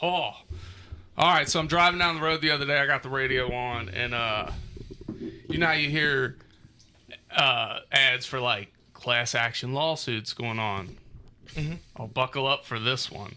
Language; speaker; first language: English; native; English